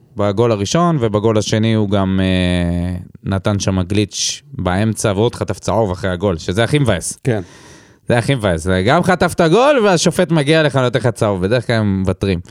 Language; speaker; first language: Hebrew; native; Hebrew